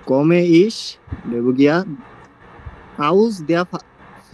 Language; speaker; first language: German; non-native, learner; Bangla